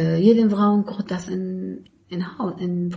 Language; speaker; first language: German; non-native, learner; Arabic